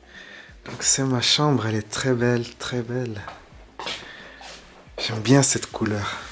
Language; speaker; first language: French; non-native, fluent; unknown